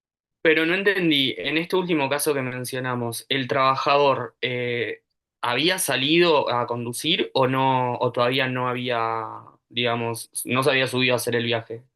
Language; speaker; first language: Spanish; native; Spanish